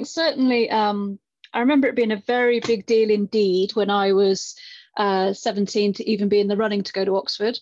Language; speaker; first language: English; native; English